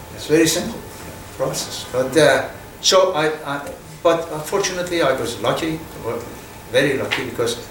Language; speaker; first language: English; non-native, fluent; Persian